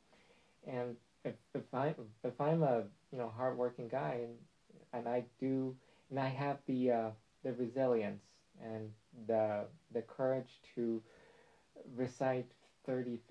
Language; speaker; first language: English; non-native, fluent; Chinese